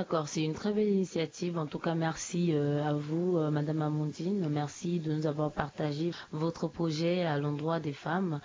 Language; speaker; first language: French; non-native, local second language; Sango